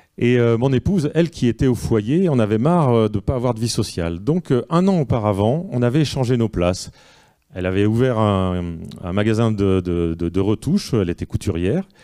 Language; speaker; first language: French; native; French